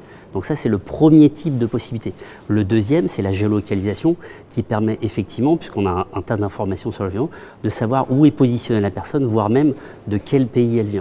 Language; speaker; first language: French; native; French